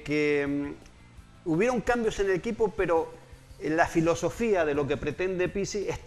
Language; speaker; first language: Spanish; native; Spanish